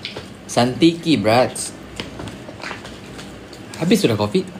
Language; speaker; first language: Malay; native; Malay